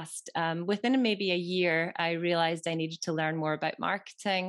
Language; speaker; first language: English; native; English